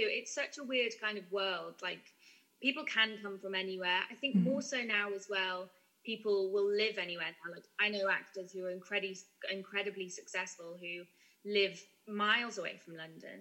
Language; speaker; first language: English; native; English